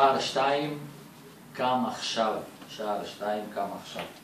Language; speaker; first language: Hebrew; native; Hebrew